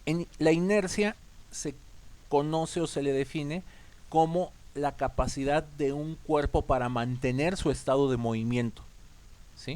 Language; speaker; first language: Spanish; native; Spanish